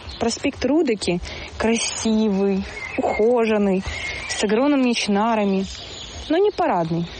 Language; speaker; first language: Russian; native; Russian